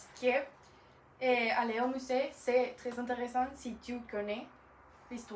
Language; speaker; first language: French; non-native, learner; Spanish